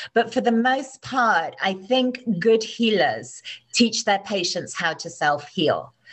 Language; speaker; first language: English; native; English